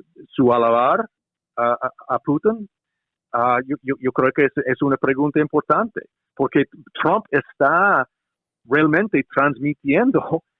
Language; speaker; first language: Spanish; non-native, fluent; English